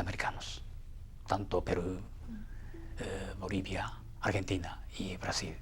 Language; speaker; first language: Spanish; non-native, fluent; Japanese